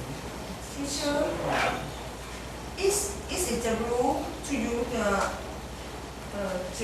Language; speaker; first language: English; non-native, learner; Thai